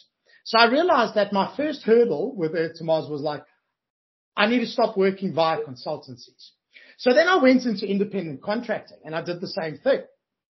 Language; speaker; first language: English; native; English